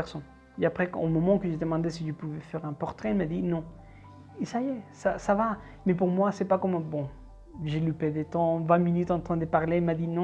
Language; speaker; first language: French; non-native, fluent; Spanish